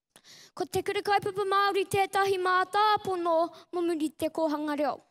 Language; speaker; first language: Māori; non-native, local second language; English